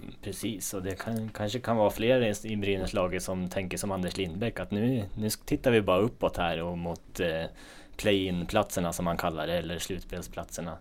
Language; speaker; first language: Swedish; native; Swedish